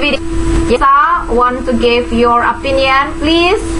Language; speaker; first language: English; non-native, fluent; Indonesian